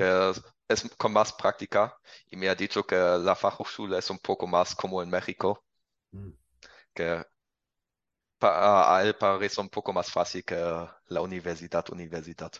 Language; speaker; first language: Spanish; non-native, learner; German